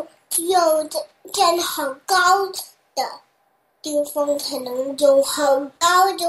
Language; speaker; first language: Chinese; early bilingual, heritage; Chinese